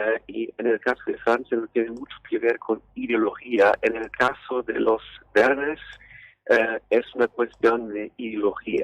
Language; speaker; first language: Spanish; non-native, fluent; German